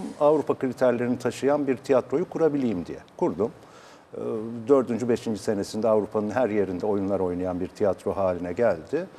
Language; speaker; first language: Turkish; native; Turkish